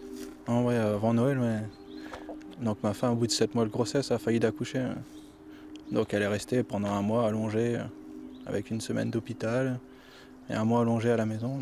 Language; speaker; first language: French; native; French